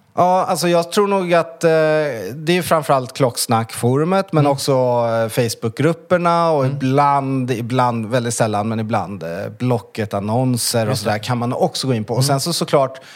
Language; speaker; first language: Swedish; early bilingual, other home language; Chinese